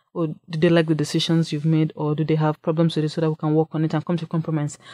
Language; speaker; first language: English; non-native, local second language; Yoruba